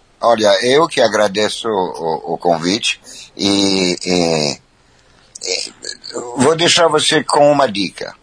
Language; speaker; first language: Portuguese; non-native, fluent; French